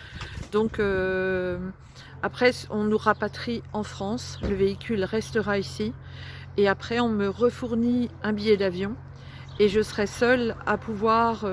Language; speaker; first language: French; native; French